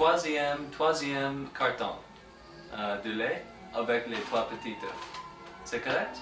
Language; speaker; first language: French; non-native, learner; English